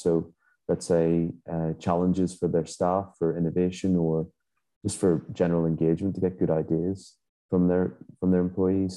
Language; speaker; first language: English; native; English